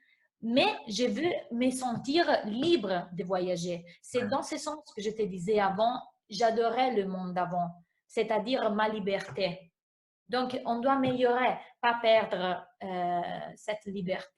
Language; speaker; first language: French; non-native, fluent; Italian